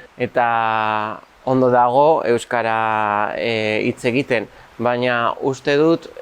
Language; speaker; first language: Basque; non-native, local second language; Spanish